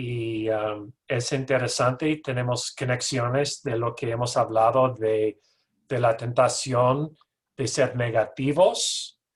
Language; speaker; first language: Spanish; non-native, fluent; English